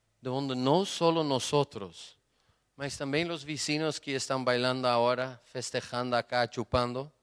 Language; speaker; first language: Spanish; non-native, fluent; Portuguese